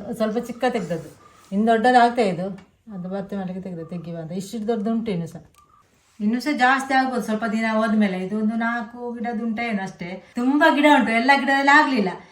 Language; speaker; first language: Kannada; native; Kannada